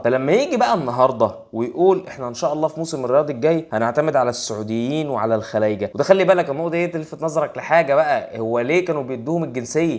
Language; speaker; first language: Arabic; native; Arabic